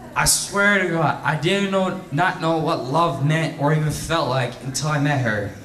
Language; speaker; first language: English; native; English